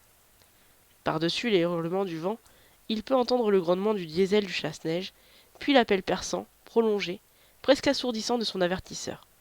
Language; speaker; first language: French; native; French